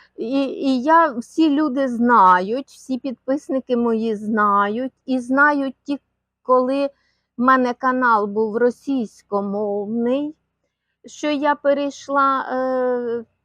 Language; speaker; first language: Ukrainian; non-native, local second language; Russian